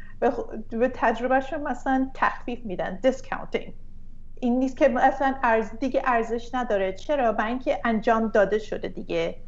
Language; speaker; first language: Persian; early bilingual, heritage; Persian